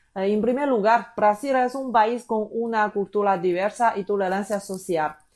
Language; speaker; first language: Spanish; non-native, fluent; Chinese